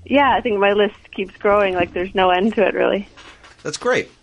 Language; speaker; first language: English; native; English